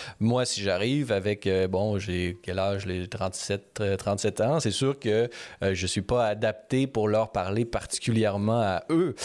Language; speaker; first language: French; native; French